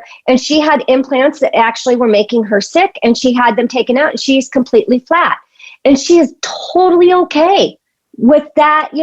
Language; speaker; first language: English; native; English